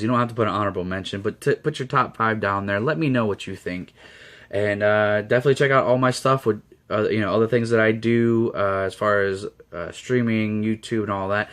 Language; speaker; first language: English; native; English